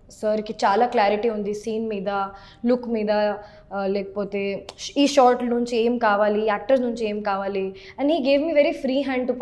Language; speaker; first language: Telugu; non-native, local second language; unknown